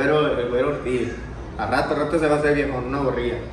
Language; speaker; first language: Spanish; native; Spanish